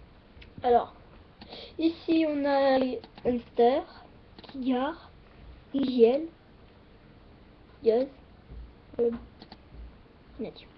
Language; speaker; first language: French; native; French